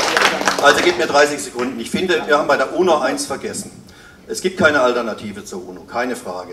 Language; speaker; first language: German; native; German